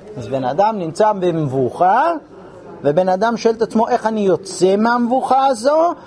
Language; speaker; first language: Hebrew; non-native, fluent; English